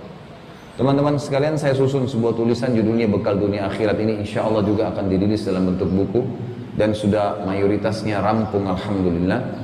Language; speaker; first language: Indonesian; native; Indonesian